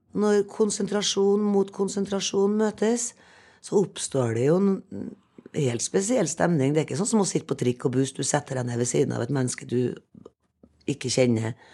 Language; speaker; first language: Norwegian; native; Norwegian